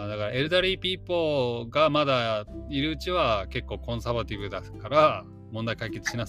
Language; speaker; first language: Japanese; native; Japanese